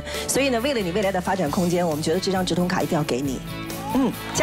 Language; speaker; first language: Chinese; native; Chinese